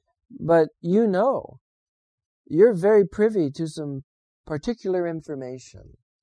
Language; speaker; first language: English; native; English